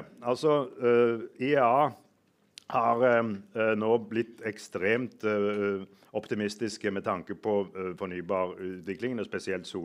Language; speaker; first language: Norwegian; native; Norwegian